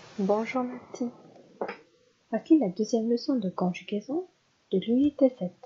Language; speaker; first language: French; non-native, local second language; Arabic